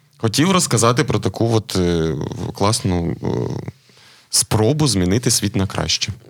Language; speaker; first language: Ukrainian; native; Ukrainian